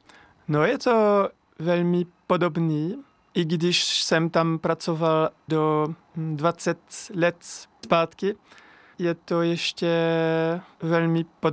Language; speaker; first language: Czech; non-native, fluent; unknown